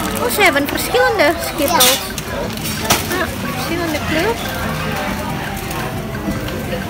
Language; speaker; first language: Dutch; non-native, local second language; Indonesian